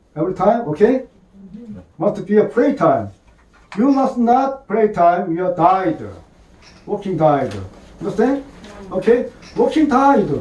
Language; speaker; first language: English; non-native, learner; Korean